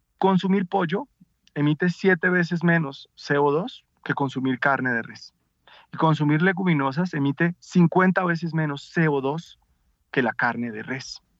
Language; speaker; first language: Spanish; native; Spanish